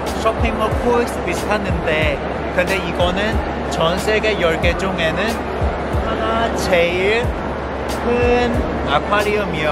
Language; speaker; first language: Korean; non-native, learner; Cantonese